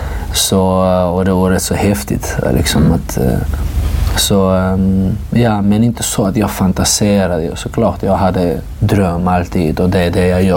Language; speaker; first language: Swedish; non-native, fluent; Georgian